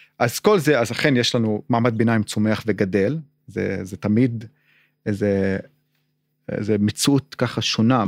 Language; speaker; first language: Hebrew; non-native, local second language; Arabic